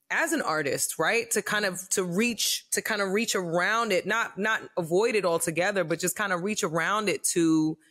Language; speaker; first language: English; native; English